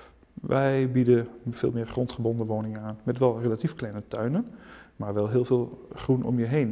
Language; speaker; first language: Dutch; native; Dutch